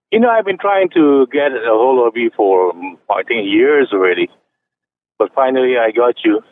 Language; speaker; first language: English; non-native, fluent; Chinese